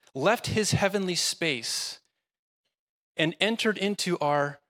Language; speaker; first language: English; native; English